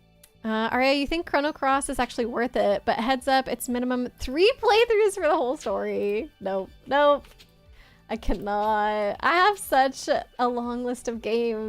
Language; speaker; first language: English; native; English